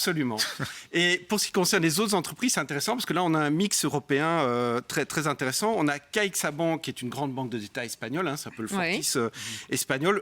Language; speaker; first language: French; native; French